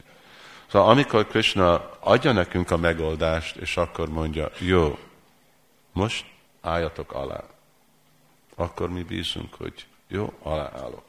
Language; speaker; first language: Hungarian; early bilingual, heritage; Hungarian